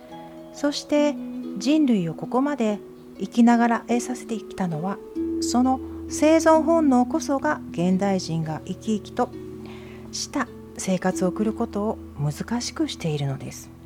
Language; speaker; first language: Japanese; native; Japanese